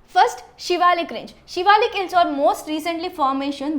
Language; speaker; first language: English; non-native, local second language; Kannada